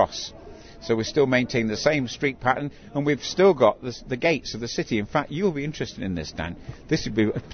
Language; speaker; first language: English; native; English